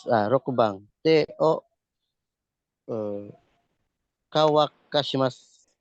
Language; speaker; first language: Japanese; non-native, learner; Cebuano